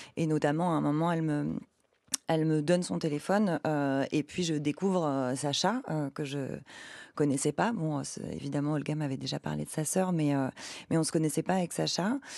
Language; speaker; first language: French; native; French